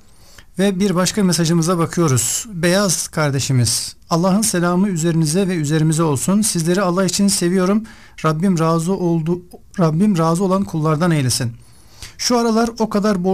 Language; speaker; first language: Turkish; native; Turkish